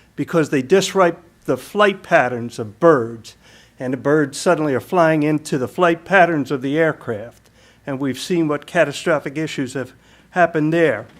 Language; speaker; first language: English; native; English